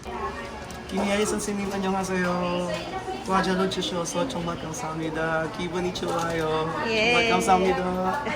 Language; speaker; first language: Korean; non-native, learner; Filipino